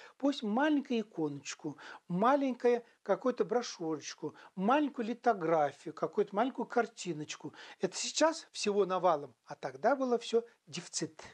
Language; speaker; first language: Russian; non-native, local second language; Chuvash